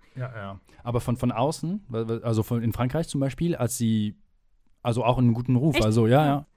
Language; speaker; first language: German; non-native, fluent; French